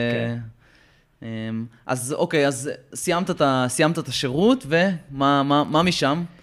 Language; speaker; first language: Hebrew; native; Hebrew